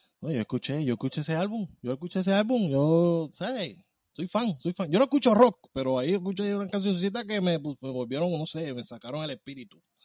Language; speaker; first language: Spanish; native; Spanish